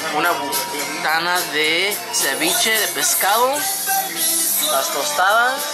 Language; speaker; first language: Spanish; early bilingual, heritage; Spanish